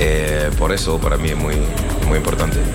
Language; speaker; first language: Spanish; non-native, learner; French